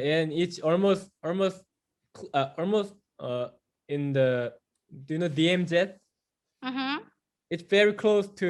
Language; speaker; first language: English; non-native, fluent; Korean